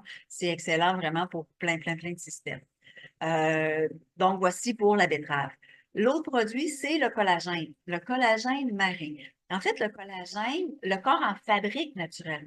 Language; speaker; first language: French; native; French